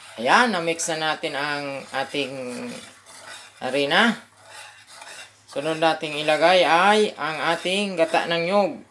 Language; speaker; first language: Filipino; non-native, local second language; Bikol